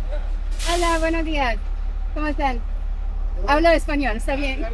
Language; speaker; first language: Spanish; non-native, learner; English